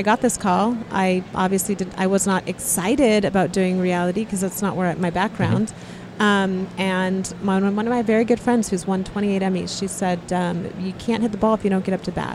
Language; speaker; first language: English; native; English